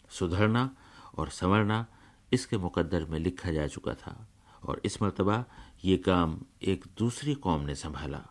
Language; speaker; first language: Urdu; native; Urdu